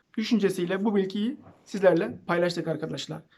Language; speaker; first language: Turkish; native; Turkish